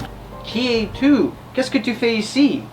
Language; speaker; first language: French; non-native, learner; English